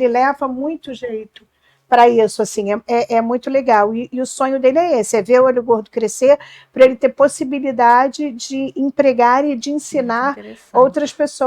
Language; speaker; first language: Portuguese; native; Portuguese